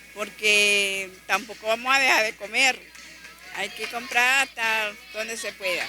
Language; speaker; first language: Spanish; native; Spanish